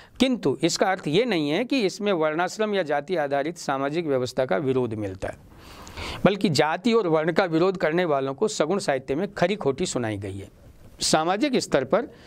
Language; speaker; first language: Hindi; native; Hindi